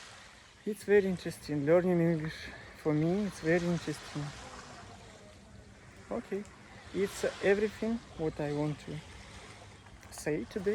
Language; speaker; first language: English; non-native, learner; Russian